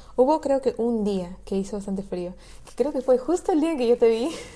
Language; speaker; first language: Spanish; native; Spanish